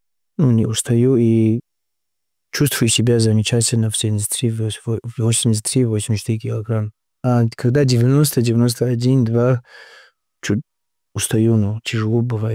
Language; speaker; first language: Russian; non-native, local second language; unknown